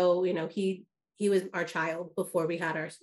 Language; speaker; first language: English; native; English